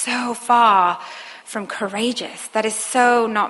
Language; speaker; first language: English; native; English